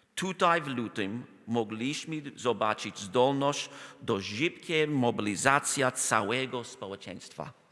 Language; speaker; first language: Polish; non-native, fluent; English